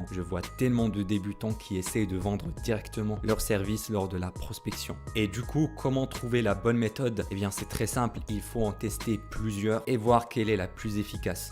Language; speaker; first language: French; native; French